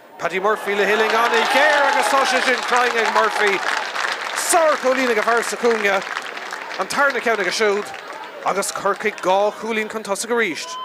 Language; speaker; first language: Irish; native; Irish